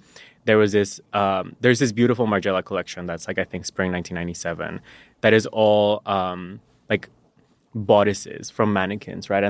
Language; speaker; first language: English; non-native, fluent; Spanish